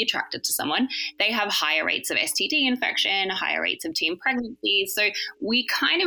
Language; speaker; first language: English; native; English